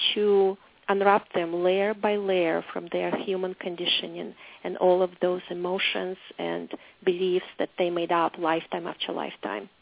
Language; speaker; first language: English; non-native, fluent; Russian